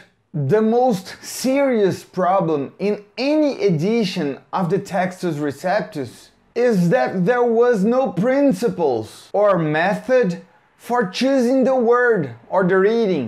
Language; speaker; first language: English; non-native, fluent; Portuguese